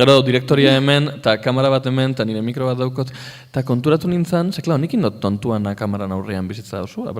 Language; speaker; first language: Basque; native; Basque